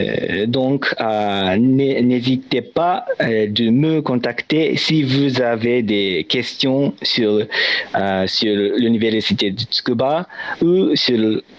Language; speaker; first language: French; non-native, learner; Japanese